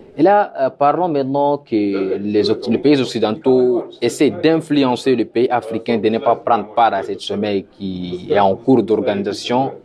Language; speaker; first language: French; non-native, local second language; Sango